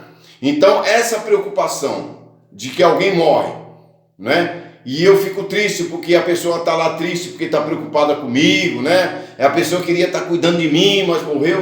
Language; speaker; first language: Portuguese; native; Portuguese